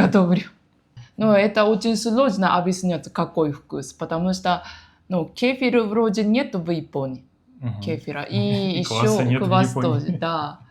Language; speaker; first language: Russian; non-native, learner; Japanese